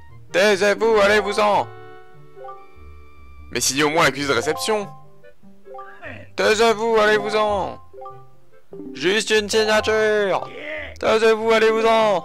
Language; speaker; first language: French; native; French